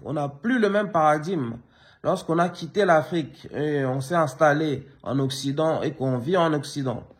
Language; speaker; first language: French; early bilingual, other home language; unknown